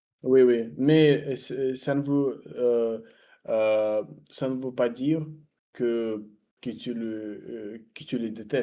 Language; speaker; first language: French; non-native, fluent; Russian